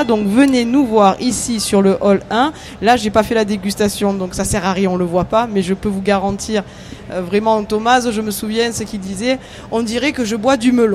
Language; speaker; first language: French; native; French